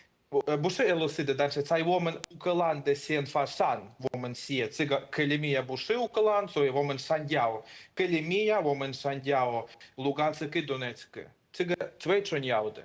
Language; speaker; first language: Chinese; non-native, fluent; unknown